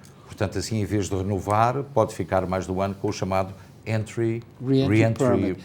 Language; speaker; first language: Portuguese; native; Portuguese